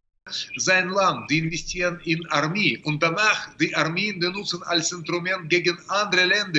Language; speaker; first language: German; non-native, fluent; Russian